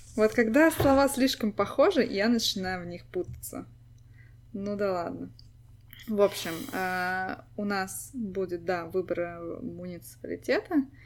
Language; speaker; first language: Russian; native; Russian